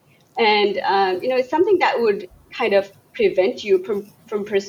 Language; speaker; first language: English; non-native, local second language; Bangla